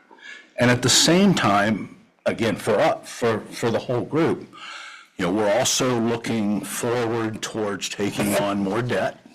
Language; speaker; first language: English; native; English